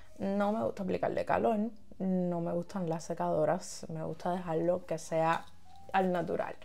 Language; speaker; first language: Spanish; native; Spanish